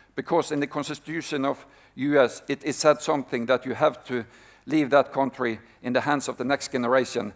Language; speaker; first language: English; non-native, fluent; Norwegian